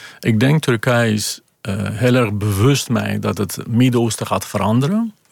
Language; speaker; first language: Dutch; non-native, fluent; Kurdish